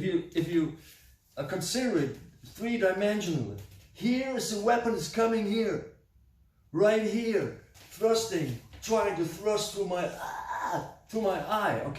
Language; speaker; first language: English; non-native, fluent; German